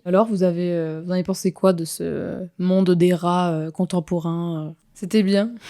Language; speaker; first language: French; native; French